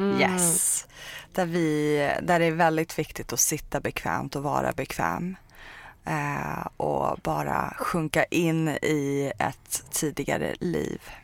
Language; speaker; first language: Swedish; early bilingual, other home language; Persian